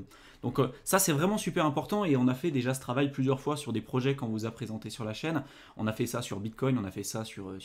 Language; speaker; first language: French; native; French